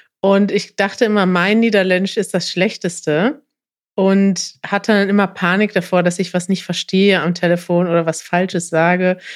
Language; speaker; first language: German; native; German